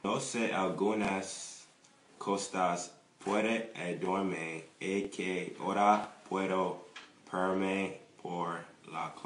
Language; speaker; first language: Spanish; non-native, learner; English